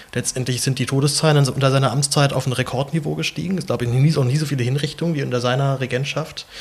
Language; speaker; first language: German; native; German